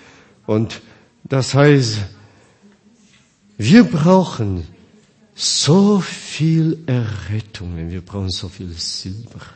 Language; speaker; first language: German; non-native, fluent; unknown